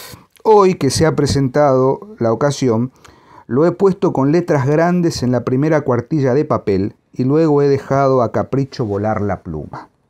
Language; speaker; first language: Spanish; native; Spanish